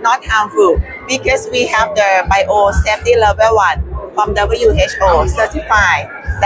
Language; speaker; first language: English; non-native, fluent; Thai